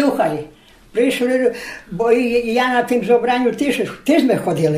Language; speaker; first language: Polish; non-native, local second language; Rusyn